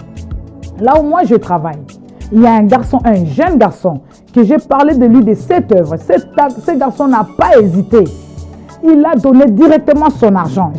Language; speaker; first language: French; non-native, local second language; Lingala